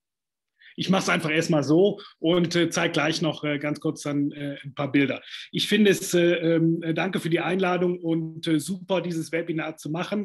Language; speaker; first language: German; native; German